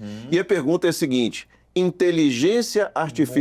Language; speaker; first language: Portuguese; native; Portuguese